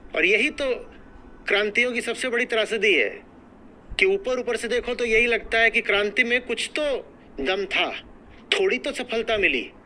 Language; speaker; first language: Hindi; native; Hindi